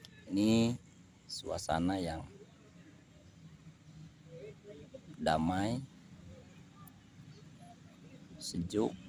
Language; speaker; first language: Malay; non-native, local second language; Sundanese